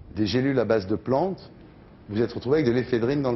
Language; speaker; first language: French; native; French